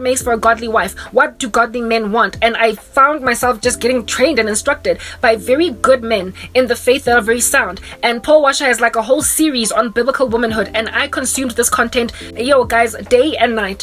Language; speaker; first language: English; non-native, local second language; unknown